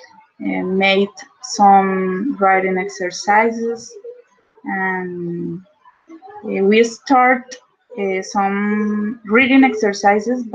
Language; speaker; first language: English; non-native, learner; Spanish